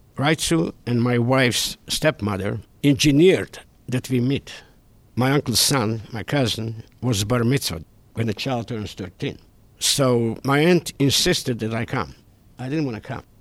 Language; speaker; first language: English; non-native, fluent; Hungarian